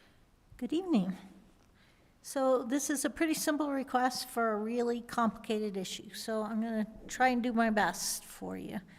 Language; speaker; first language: English; native; English